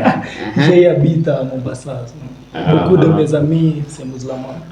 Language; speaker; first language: French; non-native, learner; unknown